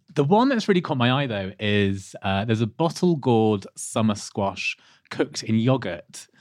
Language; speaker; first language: English; native; English